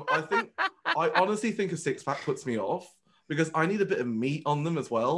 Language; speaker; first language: English; non-native, local second language; Vietnamese